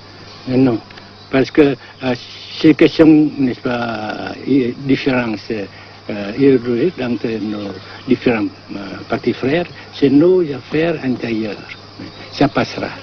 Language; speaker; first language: French; non-native, local second language; Vietnamese